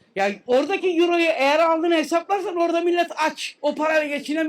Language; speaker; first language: Turkish; native; Turkish